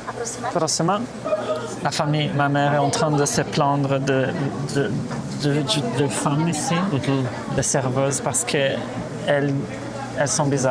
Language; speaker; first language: French; early bilingual, heritage; Portuguese